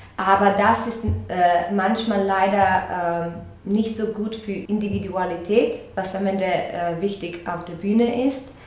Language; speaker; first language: German; non-native, fluent; Croatian